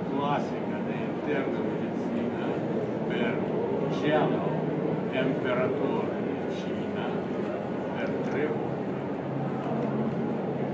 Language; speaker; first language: Italian; non-native, learner; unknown